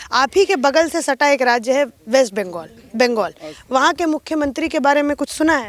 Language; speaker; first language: Hindi; native; Hindi